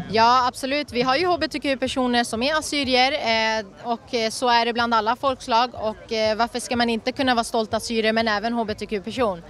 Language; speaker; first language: Swedish; early bilingual, other home language; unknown